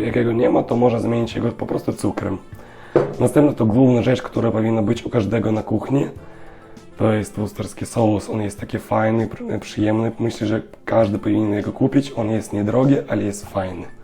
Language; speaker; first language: Polish; non-native, learner; Russian